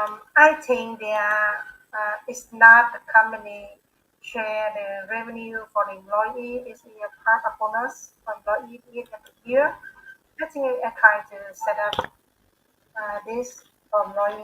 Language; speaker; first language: English; non-native, learner; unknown